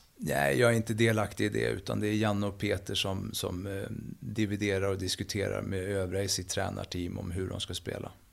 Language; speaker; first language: Swedish; native; Swedish